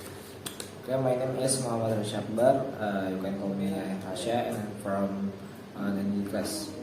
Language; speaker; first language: English; non-native, learner; Indonesian